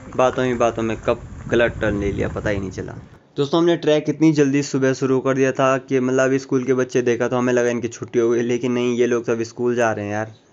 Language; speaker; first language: Hindi; native; Hindi